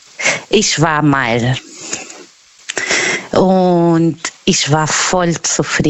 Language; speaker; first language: German; non-native, fluent; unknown